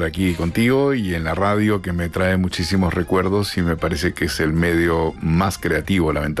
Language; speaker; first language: Spanish; native; Spanish